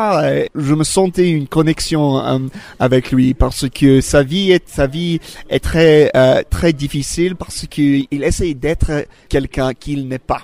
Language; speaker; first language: French; non-native, fluent; English